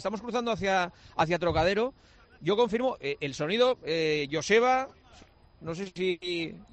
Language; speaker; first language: Spanish; native; Spanish